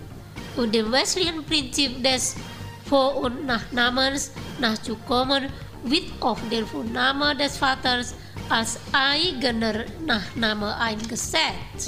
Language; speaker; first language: German; non-native, fluent; Indonesian